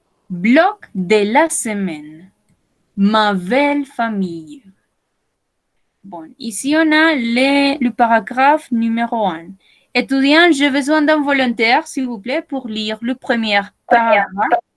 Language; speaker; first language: French; non-native, learner; Spanish